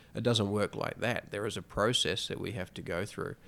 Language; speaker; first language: English; native; English